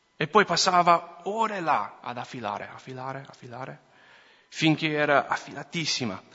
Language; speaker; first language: Italian; non-native, fluent; English